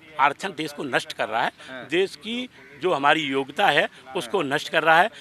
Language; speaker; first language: Hindi; native; Hindi